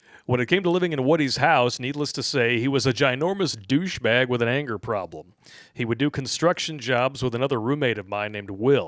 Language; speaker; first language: English; native; English